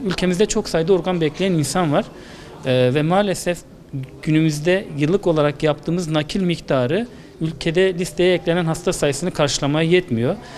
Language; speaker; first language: Turkish; native; Turkish